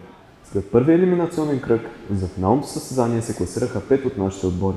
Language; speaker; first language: Bulgarian; native; Bulgarian